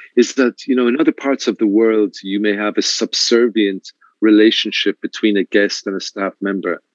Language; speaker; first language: English; native; English